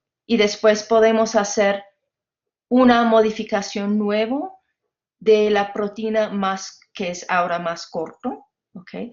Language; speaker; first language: Spanish; non-native, fluent; English